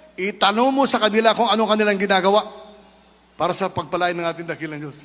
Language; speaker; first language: Filipino; non-native, local second language; Iloko